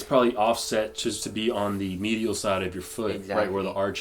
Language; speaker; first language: English; native; English